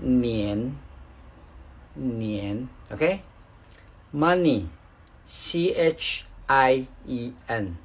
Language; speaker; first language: Chinese; non-native, learner; Filipino